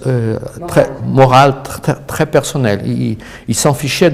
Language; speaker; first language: French; non-native, fluent; Portuguese